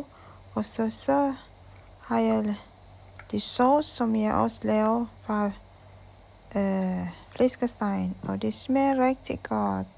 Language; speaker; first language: Danish; non-native, fluent; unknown